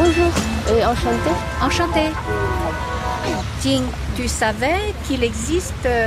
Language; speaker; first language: French; non-native, learner; Chinese